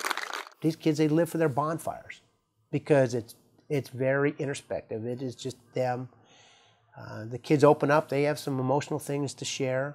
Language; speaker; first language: English; native; English